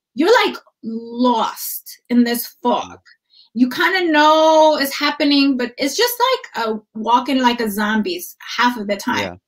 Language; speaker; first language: English; non-native, fluent; Amharic